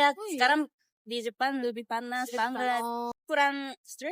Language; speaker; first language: Indonesian; non-native, learner; Japanese